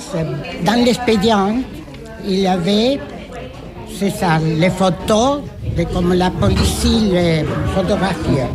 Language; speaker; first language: French; non-native, learner; Spanish